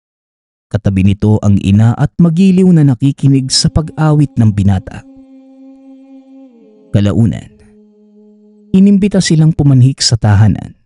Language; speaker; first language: Filipino; native; Filipino